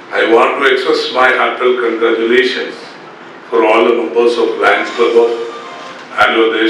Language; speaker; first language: English; non-native, local second language; Malayalam